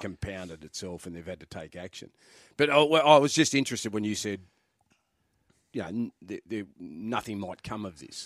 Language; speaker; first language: English; native; English